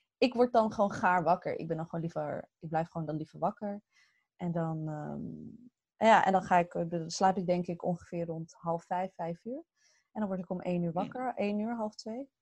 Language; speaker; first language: Dutch; early bilingual, other home language; Arabic